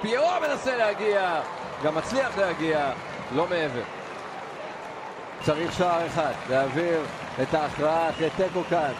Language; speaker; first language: Hebrew; native; Hebrew